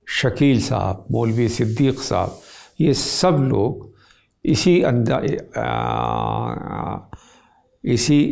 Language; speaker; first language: Urdu; native; Urdu